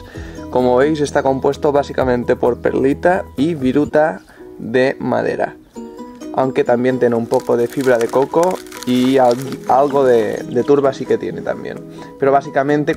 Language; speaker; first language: Spanish; native; Spanish